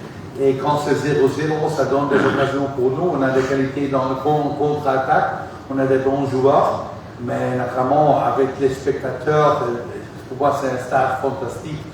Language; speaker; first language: French; non-native, fluent; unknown